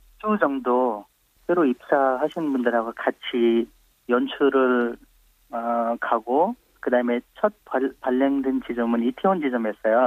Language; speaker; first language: Korean; non-native, fluent; Nepali